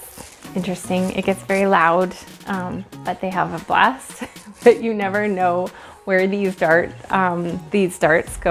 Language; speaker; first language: English; native; English